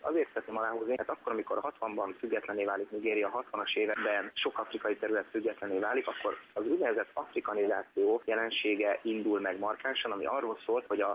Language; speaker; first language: Hungarian; native; Hungarian